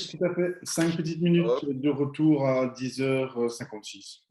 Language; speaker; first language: French; native; French